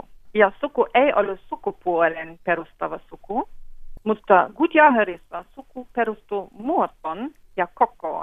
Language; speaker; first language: Finnish; non-native, fluent; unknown